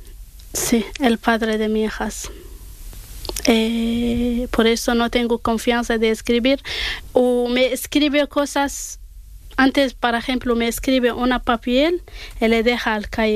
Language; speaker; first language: Spanish; non-native, learner; Arabic